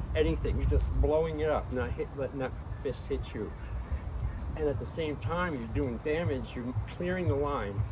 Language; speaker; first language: English; native; English